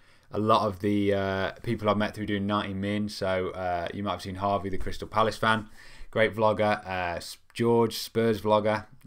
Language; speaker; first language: English; native; English